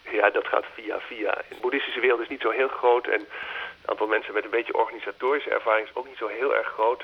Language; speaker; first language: Dutch; native; Dutch